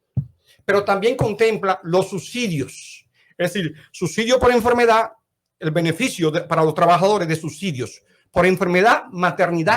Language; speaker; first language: Spanish; native; Spanish